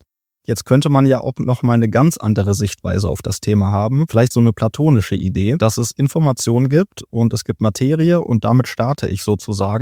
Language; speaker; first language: German; native; German